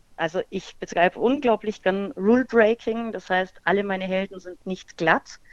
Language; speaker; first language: German; native; German